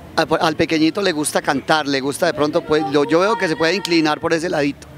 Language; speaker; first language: Spanish; native; Spanish